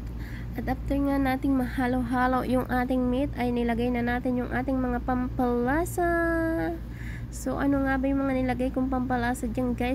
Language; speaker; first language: Filipino; native; Filipino